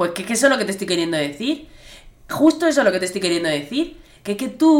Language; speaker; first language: Spanish; native; Spanish